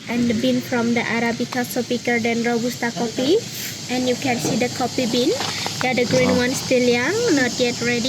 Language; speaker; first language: English; non-native, local second language; Indonesian